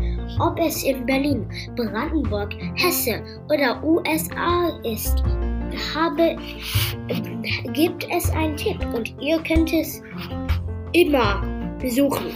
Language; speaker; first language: German; non-native, learner; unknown